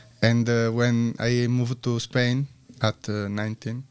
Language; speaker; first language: English; non-native, learner; Italian